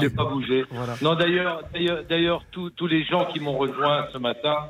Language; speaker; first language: French; native; French